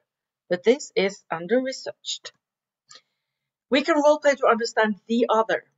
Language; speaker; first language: English; non-native, fluent; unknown